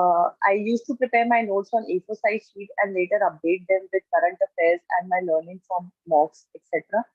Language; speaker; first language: English; non-native, local second language; Hindi